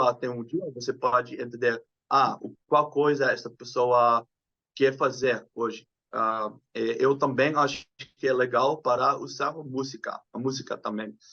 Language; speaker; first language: Portuguese; non-native, learner; Dutch